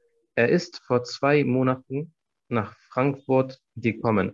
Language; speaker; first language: German; non-native, fluent; Arabic